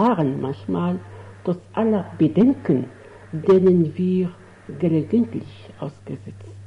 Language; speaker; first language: German; non-native, fluent; Arabic